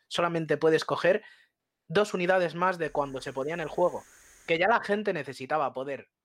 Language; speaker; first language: Spanish; native; Spanish